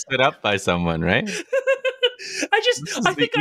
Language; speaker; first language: English; native; English